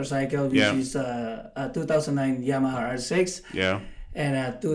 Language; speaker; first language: English; non-native, local second language; Filipino